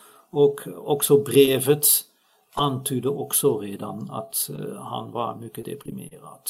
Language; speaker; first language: Swedish; non-native, fluent; Dutch